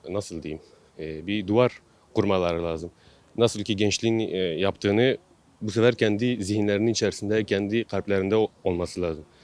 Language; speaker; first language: Turkish; non-native, local second language; Kurdish